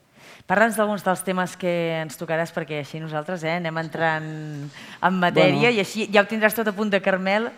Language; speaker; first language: Catalan; native; Catalan